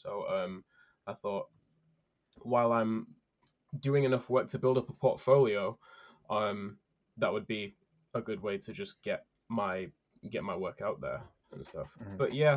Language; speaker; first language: English; native; English